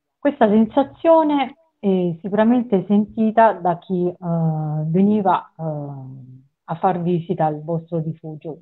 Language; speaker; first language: Italian; native; Italian